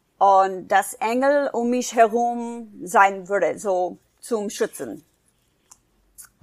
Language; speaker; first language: German; non-native, fluent; English